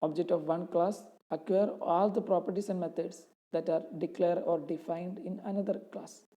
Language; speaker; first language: English; non-native, local second language; Malayalam